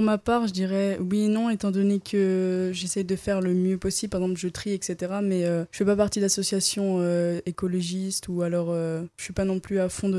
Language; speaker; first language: French; native; French